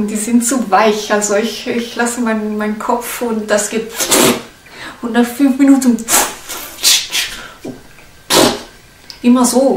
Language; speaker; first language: German; non-native, learner; Italian